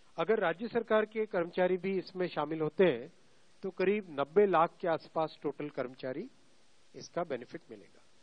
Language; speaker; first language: Hindi; native; Hindi